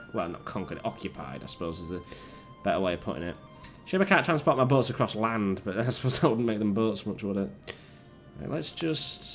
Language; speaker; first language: English; native; English